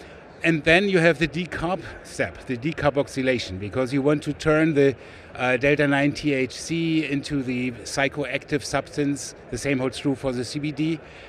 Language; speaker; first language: English; non-native, fluent; German